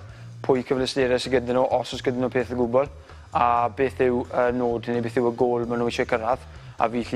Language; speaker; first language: Welsh; native; Welsh